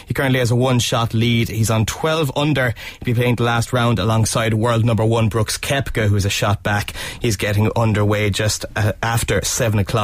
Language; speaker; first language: English; native; English